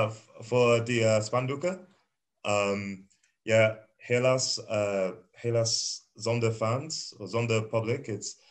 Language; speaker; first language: Dutch; non-native, learner; English